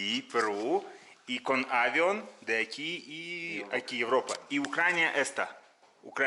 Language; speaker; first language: Spanish; non-native, learner; Russian